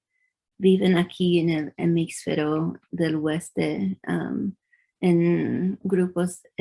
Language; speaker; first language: Spanish; early bilingual, heritage; English